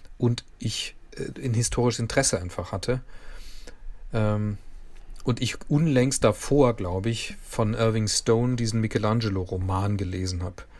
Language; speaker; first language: German; native; German